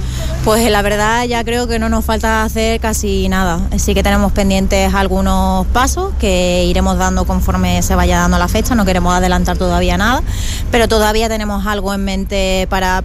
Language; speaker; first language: Spanish; native; Spanish